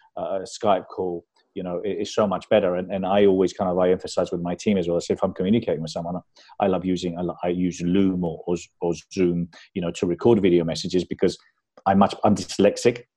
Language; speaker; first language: English; early bilingual, other home language; Spanish